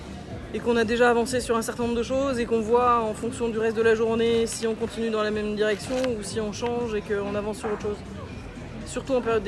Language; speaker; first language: French; native; French